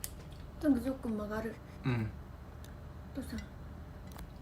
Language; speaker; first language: Japanese; non-native, fluent; Vietnamese